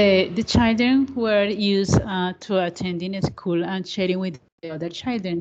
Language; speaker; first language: English; non-native, learner; Spanish